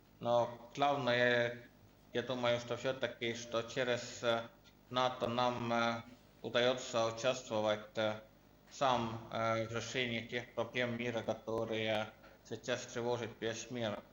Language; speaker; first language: Russian; non-native, learner; Estonian